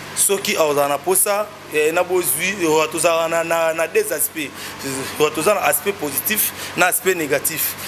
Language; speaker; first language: Lingala; non-native, local second language; Kongo